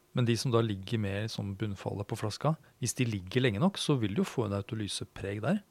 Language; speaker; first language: Norwegian; native; Norwegian